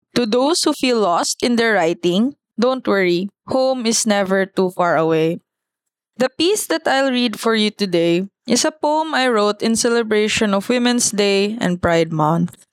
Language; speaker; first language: English; non-native, local second language; Cebuano